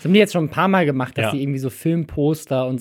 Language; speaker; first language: German; native; German